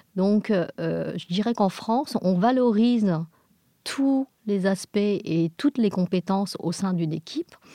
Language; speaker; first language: French; non-native, fluent; English